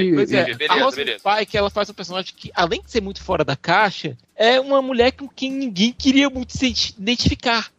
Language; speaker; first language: Portuguese; native; Portuguese